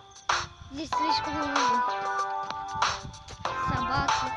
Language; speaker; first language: Russian; non-native, local second language; Kazakh